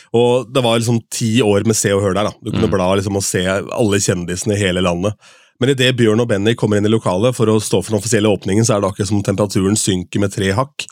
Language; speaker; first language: Norwegian; native; Norwegian